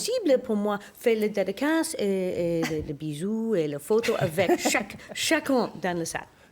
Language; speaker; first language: French; non-native, learner; English